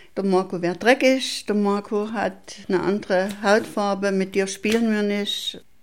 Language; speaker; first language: German; native; German